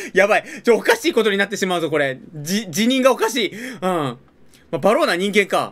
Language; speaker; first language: Japanese; native; Japanese